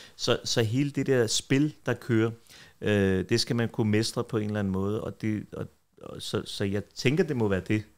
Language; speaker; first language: Danish; early bilingual, other home language; Kurdish